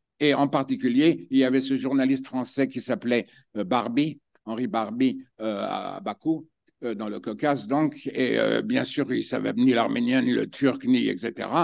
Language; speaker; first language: French; native; French